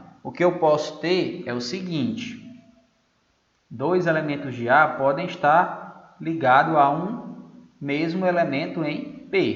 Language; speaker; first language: Portuguese; native; Portuguese